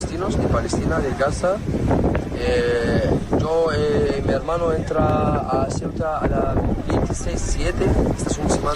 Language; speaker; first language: Spanish; non-native, learner; Arabic